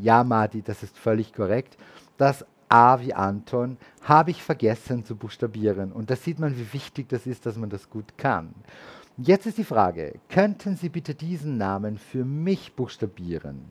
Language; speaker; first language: German; native; German